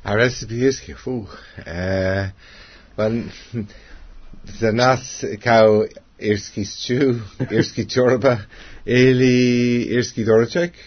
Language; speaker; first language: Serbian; non-native, learner; English